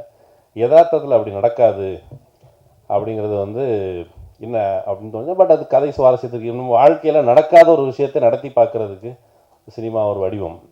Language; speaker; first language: Tamil; native; Tamil